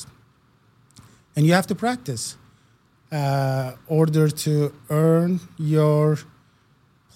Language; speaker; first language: English; non-native, fluent; Turkish